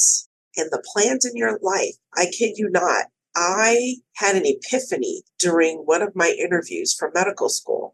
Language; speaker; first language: English; native; English